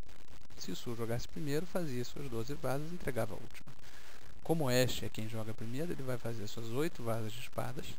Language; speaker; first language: Portuguese; native; Portuguese